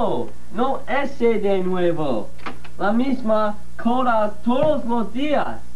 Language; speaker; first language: Spanish; non-native, learner; English